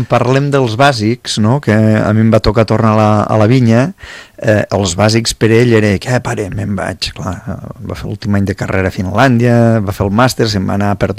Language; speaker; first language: Catalan; native; Catalan